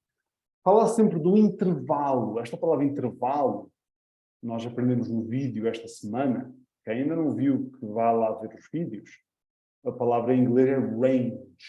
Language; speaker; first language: Portuguese; early bilingual, heritage; Portuguese